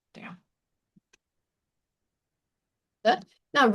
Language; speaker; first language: Chinese; non-native, fluent; English